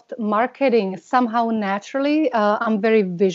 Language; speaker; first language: English; non-native, fluent; Slovak